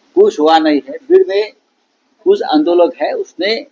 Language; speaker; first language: Hindi; non-native, local second language; Marathi